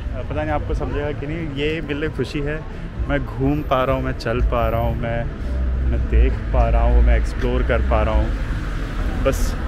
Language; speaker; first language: Hindi; native; Hindi